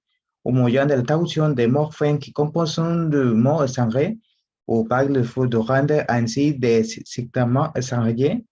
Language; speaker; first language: French; non-native, learner; Spanish